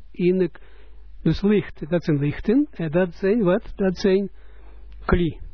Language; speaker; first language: Dutch; non-native, fluent; Russian